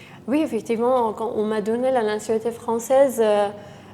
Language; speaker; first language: French; non-native, fluent; Persian